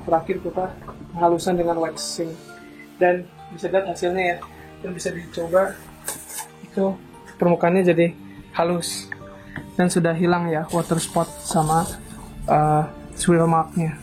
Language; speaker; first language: Indonesian; native; Indonesian